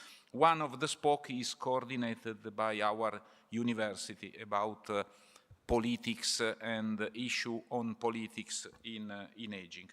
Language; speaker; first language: English; non-native, fluent; Italian